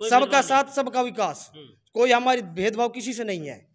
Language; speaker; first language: Hindi; native; Hindi